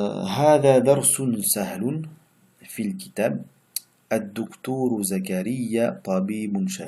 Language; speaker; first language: Arabic; non-native, fluent; French